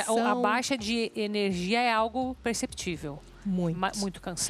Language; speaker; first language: Portuguese; native; Portuguese